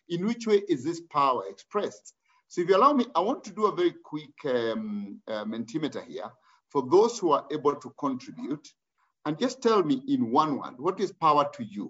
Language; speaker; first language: English; non-native, local second language; Kikuyu